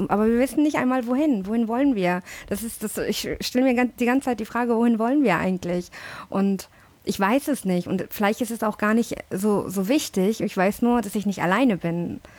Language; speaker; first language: German; early bilingual, other home language; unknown